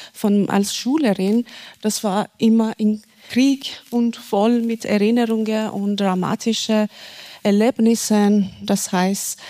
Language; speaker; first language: German; non-native, fluent; Persian